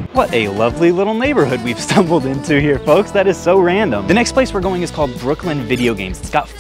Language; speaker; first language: English; native; English